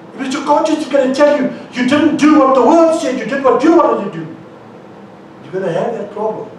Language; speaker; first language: English; non-native, local second language; Afrikaans